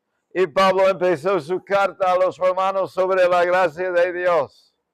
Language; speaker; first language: Spanish; non-native, fluent; English